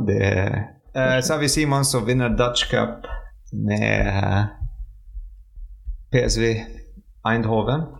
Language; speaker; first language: Norwegian; non-native, fluent; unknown